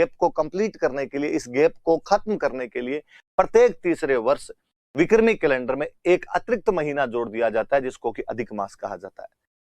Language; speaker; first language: Hindi; native; Hindi